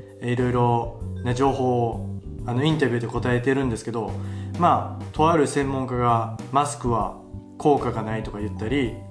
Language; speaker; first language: Japanese; native; Japanese